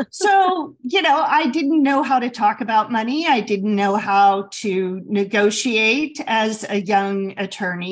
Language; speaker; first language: English; native; English